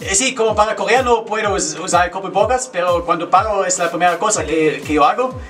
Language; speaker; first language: Spanish; non-native, fluent; German